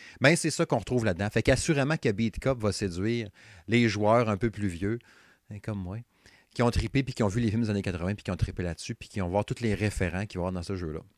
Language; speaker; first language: French; native; French